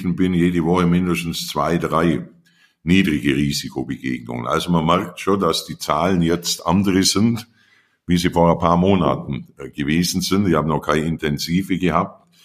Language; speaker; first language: German; native; German